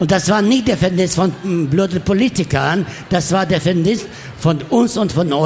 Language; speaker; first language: German; non-native, learner; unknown